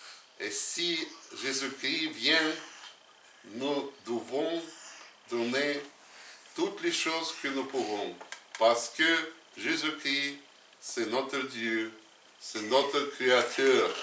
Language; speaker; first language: French; non-native, learner; Russian